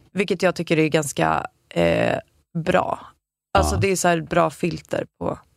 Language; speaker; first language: Swedish; native; Swedish